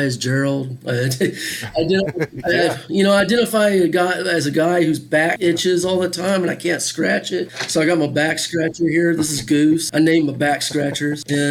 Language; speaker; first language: English; native; English